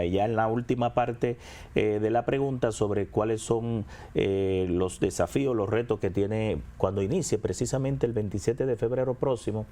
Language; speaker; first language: Spanish; native; Spanish